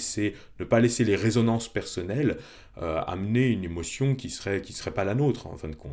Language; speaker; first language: French; native; French